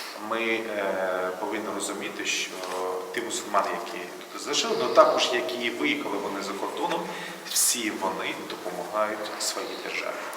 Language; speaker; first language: Ukrainian; non-native, local second language; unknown